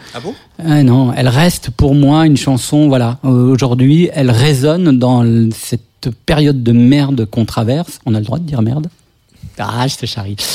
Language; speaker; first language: French; native; French